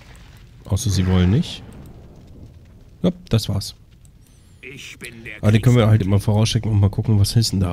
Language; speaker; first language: German; native; German